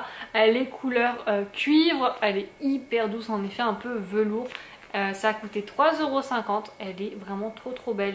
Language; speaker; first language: French; native; French